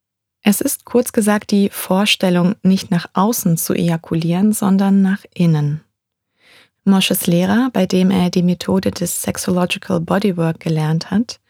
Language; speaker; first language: German; native; German